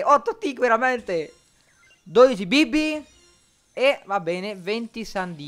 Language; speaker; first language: Italian; native; Italian